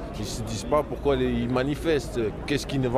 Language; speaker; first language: French; native; French